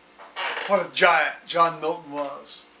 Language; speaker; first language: English; native; English